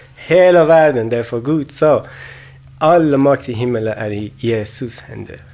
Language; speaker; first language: Swedish; non-native, fluent; Persian